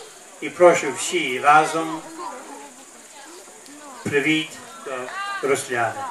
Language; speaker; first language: Ukrainian; early bilingual, heritage; Ukrainian